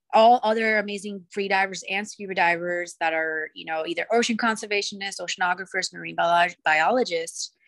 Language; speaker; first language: English; early bilingual, other home language; Spanish